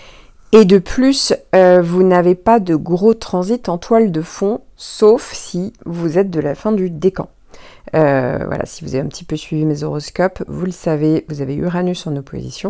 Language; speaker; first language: French; native; French